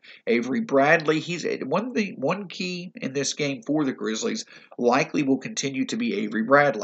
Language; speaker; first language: English; native; English